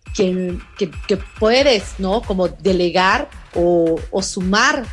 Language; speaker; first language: Spanish; native; Spanish